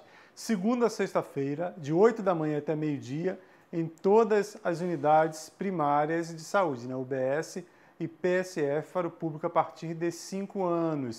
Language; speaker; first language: Portuguese; native; Portuguese